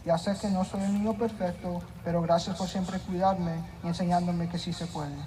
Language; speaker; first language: Spanish; early bilingual, heritage; Spanish